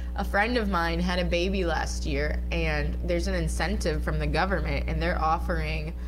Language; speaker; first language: English; early bilingual, other home language; Spanish